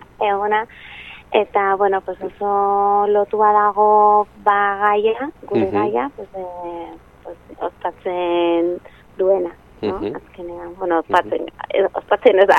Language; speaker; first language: Basque; non-native, local second language; Spanish